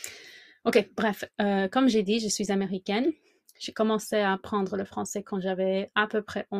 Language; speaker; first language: French; non-native, fluent; English